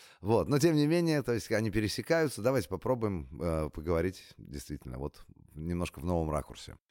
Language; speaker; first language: Russian; native; Russian